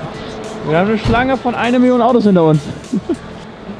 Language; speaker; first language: German; native; German